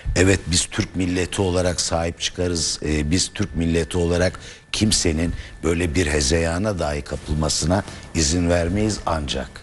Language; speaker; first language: Turkish; native; Turkish